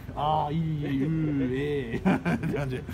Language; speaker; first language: Japanese; native; Japanese